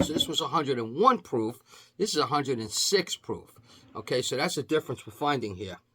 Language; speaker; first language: English; native; English